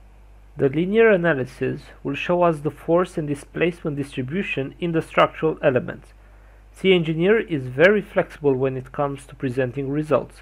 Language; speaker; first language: English; non-native, fluent; Romanian